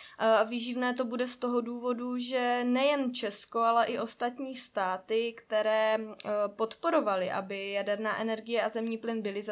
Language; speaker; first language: Czech; native; Czech